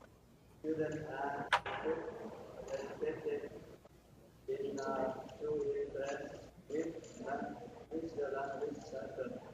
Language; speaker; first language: English; non-native, learner; Vietnamese